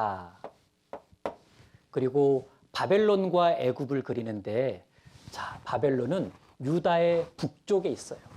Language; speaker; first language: Korean; native; Korean